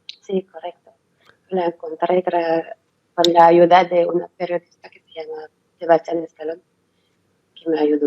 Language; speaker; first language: Spanish; non-native, learner; French